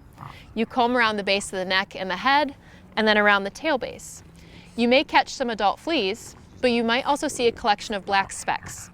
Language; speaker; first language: English; native; English